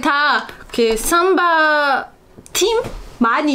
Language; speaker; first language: Korean; non-native, learner; Portuguese